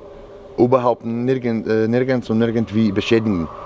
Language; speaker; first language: German; non-native, learner; Slovak